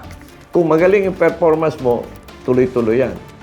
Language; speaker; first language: Filipino; non-native, local second language; Cebuano